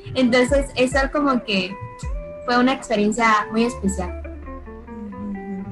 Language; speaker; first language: Spanish; early bilingual, other home language; Chinese